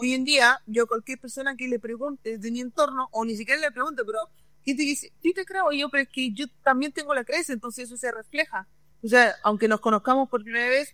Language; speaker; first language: Spanish; native; Spanish